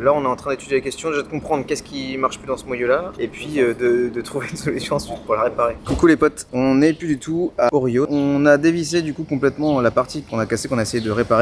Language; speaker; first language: French; native; French